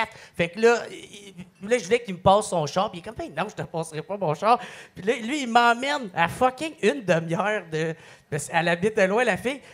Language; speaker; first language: French; native; French